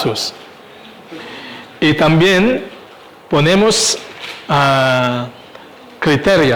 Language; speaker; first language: Spanish; non-native, fluent; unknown